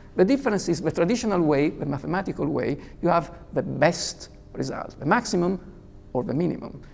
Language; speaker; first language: English; non-native, fluent; Italian